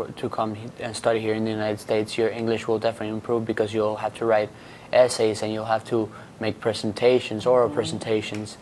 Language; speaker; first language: English; non-native, fluent; Spanish